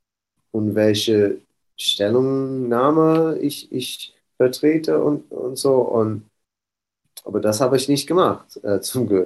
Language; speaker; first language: German; non-native, fluent; English